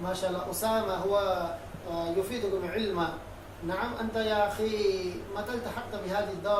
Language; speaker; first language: Arabic; non-native, fluent; Urdu